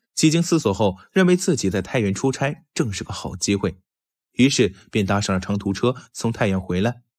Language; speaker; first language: Chinese; native; Chinese